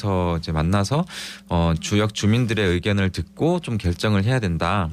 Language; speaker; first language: Korean; native; Korean